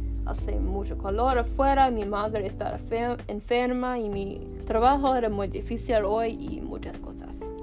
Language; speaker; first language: Spanish; non-native, learner; English